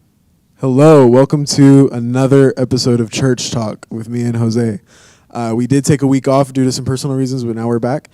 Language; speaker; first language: English; native; English